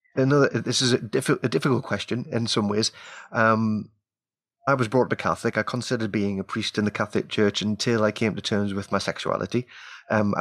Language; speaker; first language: English; native; English